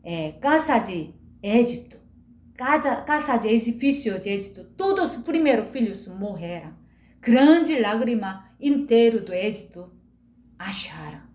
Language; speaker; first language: Portuguese; non-native, learner; Korean